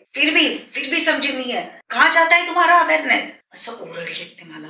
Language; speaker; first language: Hindi; non-native, local second language; Marathi